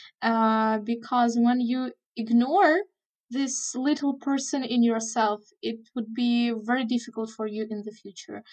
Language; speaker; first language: English; non-native, fluent; Ukrainian